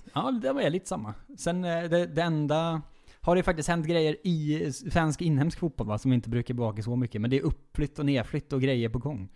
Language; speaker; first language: Swedish; native; Swedish